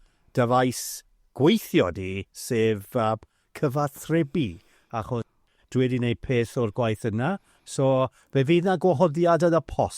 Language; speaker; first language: Welsh; non-native, fluent; English